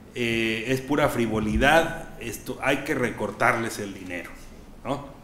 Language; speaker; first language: Spanish; native; Spanish